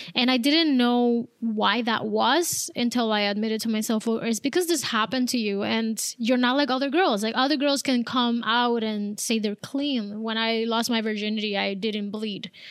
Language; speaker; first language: English; early bilingual, other home language; Spanish